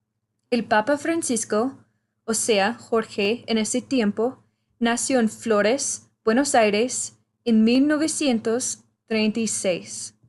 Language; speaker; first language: Spanish; non-native, fluent; English